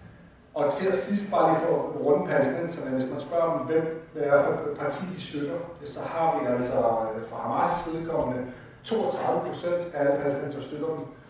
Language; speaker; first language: Danish; native; Danish